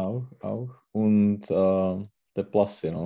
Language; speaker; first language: German; non-native, learner; Czech